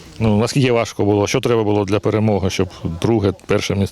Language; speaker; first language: Ukrainian; native; Ukrainian